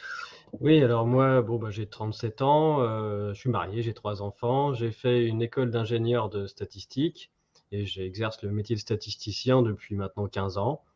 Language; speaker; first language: French; native; French